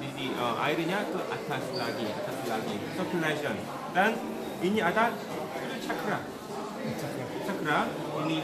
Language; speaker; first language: Indonesian; non-native, learner; Korean